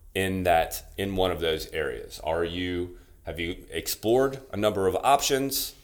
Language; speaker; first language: English; native; English